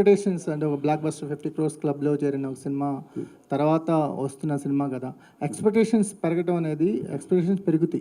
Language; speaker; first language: Telugu; native; Telugu